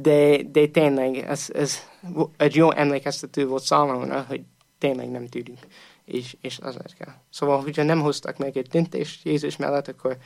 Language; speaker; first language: Hungarian; non-native, fluent; English